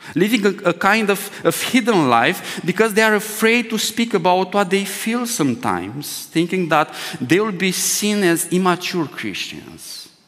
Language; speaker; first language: English; non-native, fluent; Romanian